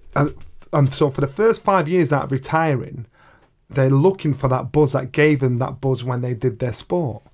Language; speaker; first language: English; native; English